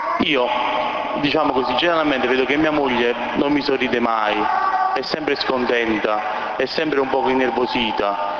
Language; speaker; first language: Italian; native; Italian